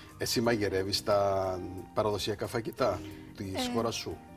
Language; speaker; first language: Greek; native; Greek